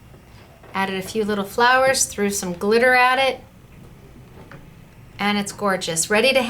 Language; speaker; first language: English; native; English